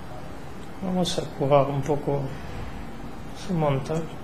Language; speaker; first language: Spanish; non-native, learner; French